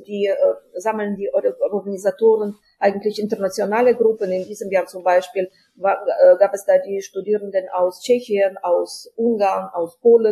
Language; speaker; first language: German; non-native, fluent; Ukrainian